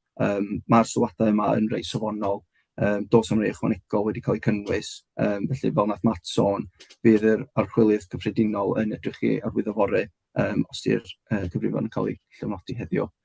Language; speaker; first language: Welsh; native; Welsh